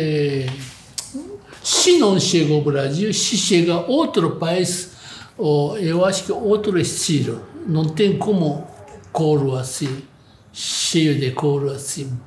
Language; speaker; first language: Portuguese; non-native, learner; Japanese